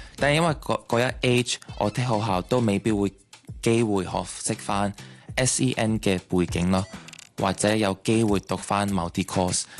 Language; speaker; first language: Cantonese; non-native, local second language; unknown